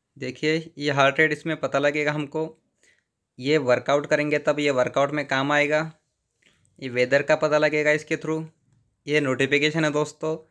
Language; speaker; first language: Hindi; non-native, local second language; Marathi